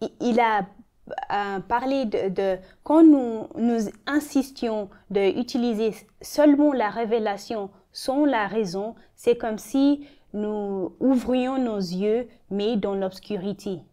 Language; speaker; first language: French; non-native, fluent; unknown